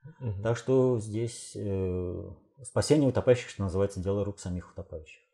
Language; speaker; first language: Russian; native; Russian